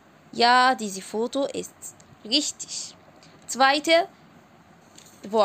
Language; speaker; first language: German; non-native, fluent; Arabic